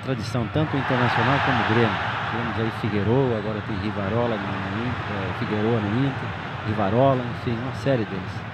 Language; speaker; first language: Portuguese; native; Portuguese